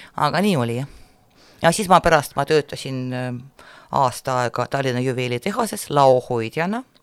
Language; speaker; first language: Estonian; non-native, local second language; Russian